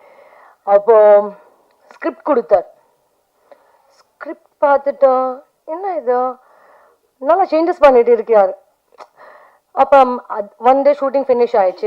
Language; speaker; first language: Tamil; non-native, learner; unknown